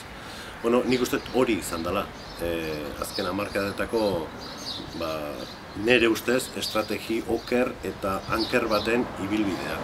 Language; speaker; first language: Basque; native; Basque